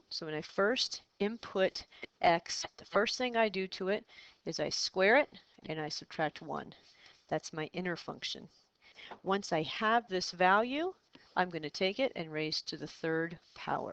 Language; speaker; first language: English; native; English